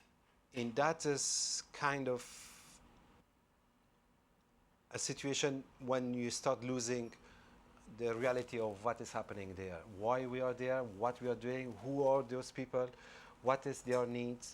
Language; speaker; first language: English; non-native, fluent; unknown